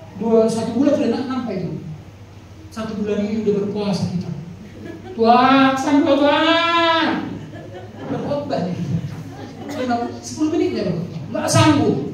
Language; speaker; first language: Indonesian; non-native, local second language; Batak Toba